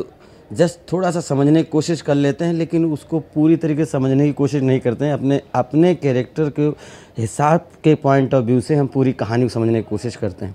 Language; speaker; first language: Hindi; native; Hindi